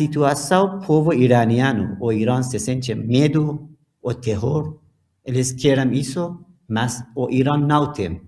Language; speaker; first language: Portuguese; non-native, learner; Persian